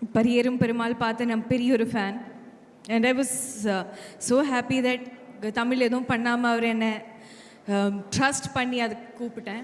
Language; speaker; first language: Tamil; non-native, fluent; Malayalam